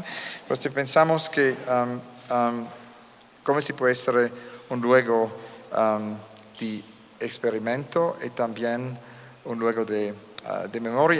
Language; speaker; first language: Spanish; non-native, learner; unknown